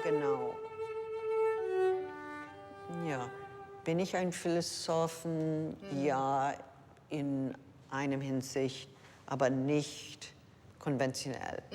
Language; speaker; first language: German; non-native, learner; English